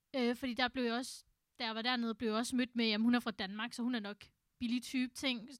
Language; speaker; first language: Danish; early bilingual, other home language; Urdu